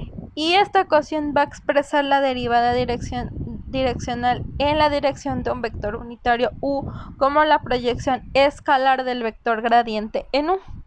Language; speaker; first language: Spanish; native; Spanish